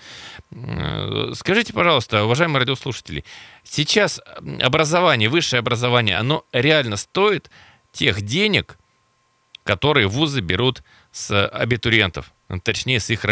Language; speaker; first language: Russian; native; Russian